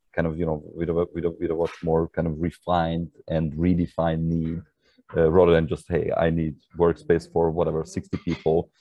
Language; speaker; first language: English; non-native, fluent; Hungarian